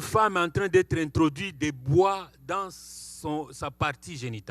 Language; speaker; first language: French; non-native, local second language; Swahili